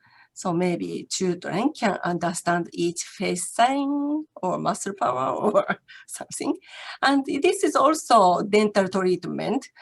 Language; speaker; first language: English; non-native, learner; Japanese